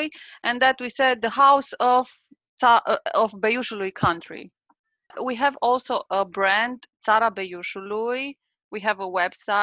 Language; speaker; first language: English; non-native, learner; Romanian